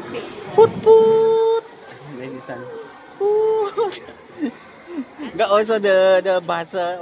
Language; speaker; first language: English; non-native, learner; Filipino